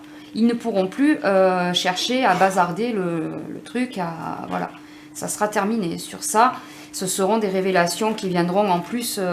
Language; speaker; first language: French; native; French